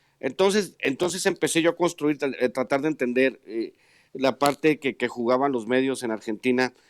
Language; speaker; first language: Spanish; native; Spanish